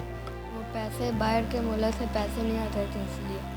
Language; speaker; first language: Urdu; native; Urdu